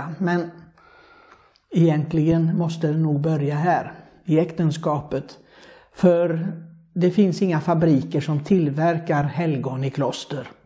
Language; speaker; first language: Swedish; non-native, fluent; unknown